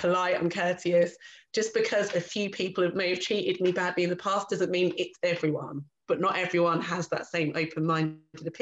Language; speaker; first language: English; native; English